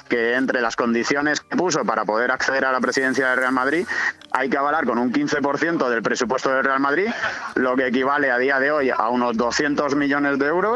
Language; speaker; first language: Spanish; native; Spanish